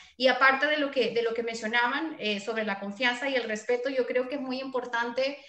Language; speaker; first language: Spanish; native; Spanish